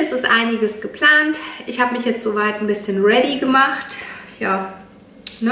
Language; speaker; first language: German; native; German